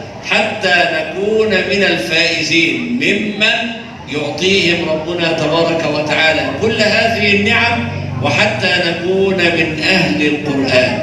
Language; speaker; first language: Arabic; native; Arabic